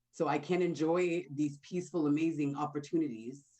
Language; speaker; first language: English; native; English